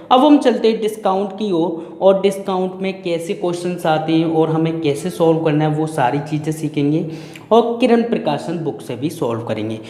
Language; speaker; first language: Hindi; native; Hindi